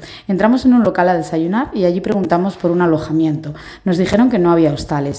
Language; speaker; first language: Spanish; native; Spanish